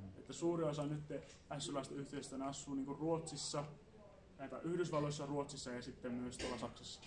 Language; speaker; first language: Finnish; early bilingual, other home language; Assyrian Neo-Aramaic